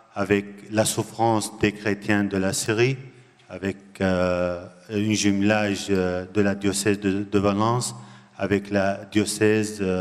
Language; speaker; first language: French; non-native, learner; Arabic